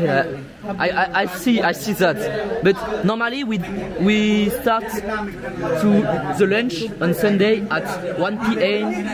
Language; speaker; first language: English; non-native, learner; French